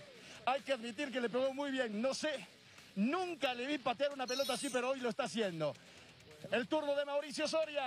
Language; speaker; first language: Spanish; native; Spanish